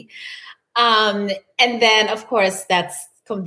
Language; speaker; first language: English; non-native, local second language; Wolof